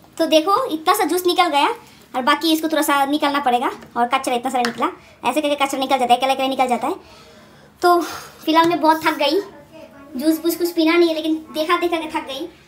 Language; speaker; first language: Hindi; non-native, local second language; Bangla